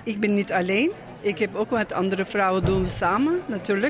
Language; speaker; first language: Dutch; non-native, local second language; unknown